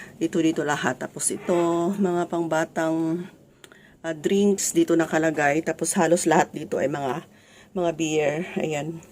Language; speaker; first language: Filipino; non-native, local second language; Cebuano